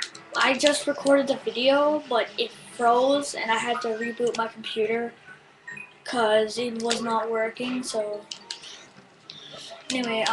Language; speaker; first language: English; native; English